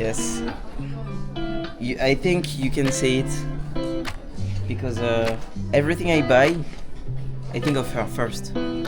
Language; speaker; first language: English; non-native, fluent; French